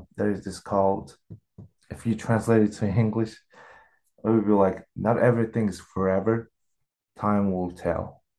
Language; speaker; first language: English; non-native, fluent; Mongolian